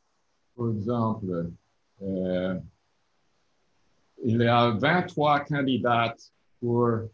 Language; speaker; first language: French; non-native, learner; English